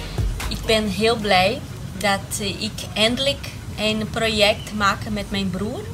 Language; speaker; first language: Dutch; non-native, fluent; Portuguese